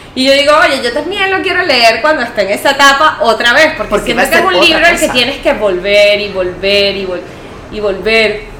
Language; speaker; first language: Spanish; native; Spanish